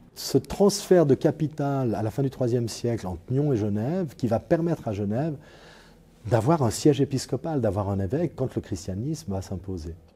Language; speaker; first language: French; native; French